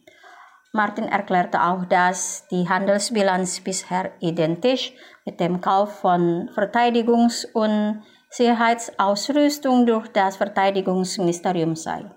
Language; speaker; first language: German; non-native, fluent; Indonesian